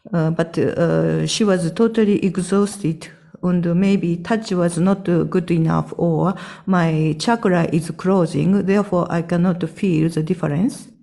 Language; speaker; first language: English; non-native, learner; Japanese